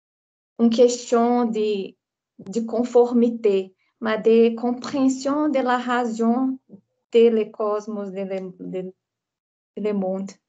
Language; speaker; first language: French; non-native, learner; Portuguese